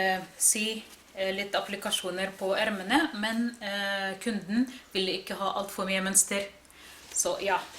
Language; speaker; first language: Norwegian; non-native, fluent; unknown